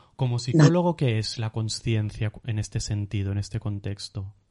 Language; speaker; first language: Spanish; native; Spanish